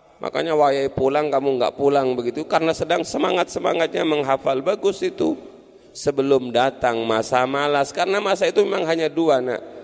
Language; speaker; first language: Indonesian; non-native, local second language; Madurese